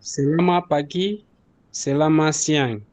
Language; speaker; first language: Indonesian; non-native, learner; Nyanja